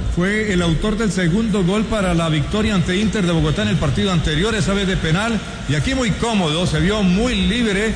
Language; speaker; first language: Spanish; native; Spanish